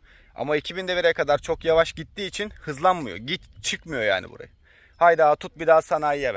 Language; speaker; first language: Turkish; native; Turkish